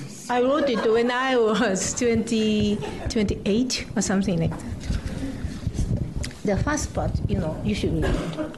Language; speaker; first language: English; non-native, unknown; Japanese